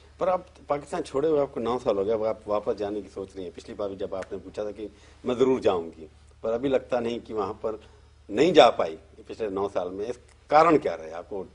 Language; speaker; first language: Hindi; native; Hindi